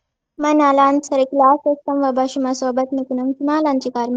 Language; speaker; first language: Persian; non-native, learner; Urdu